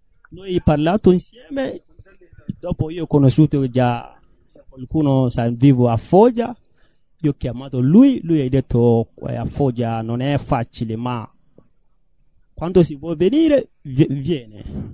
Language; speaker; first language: Italian; non-native, learner; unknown